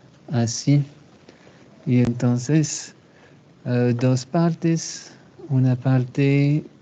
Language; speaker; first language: Spanish; non-native, fluent; French